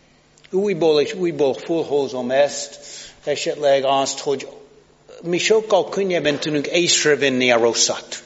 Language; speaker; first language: Hungarian; non-native, fluent; English